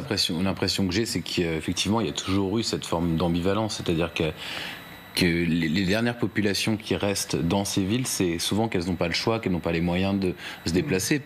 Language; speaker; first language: French; native; French